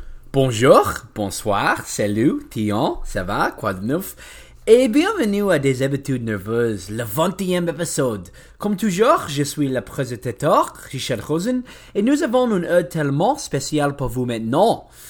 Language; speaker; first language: French; non-native, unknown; English